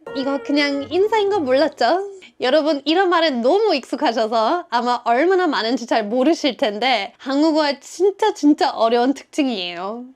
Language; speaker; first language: Korean; non-native, fluent; German